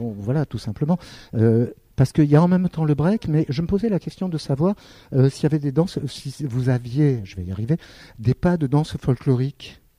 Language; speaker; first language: French; native; French